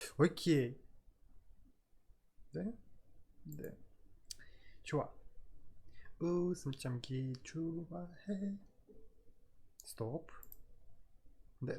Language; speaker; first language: Korean; non-native, learner; Russian